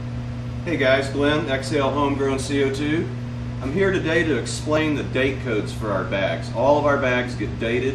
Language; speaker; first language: English; native; English